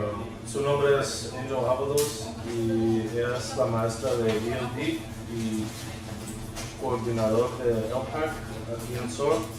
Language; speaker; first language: Spanish; early bilingual, heritage; Spanish